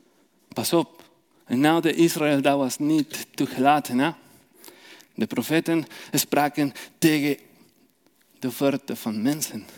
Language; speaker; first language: Dutch; non-native, fluent; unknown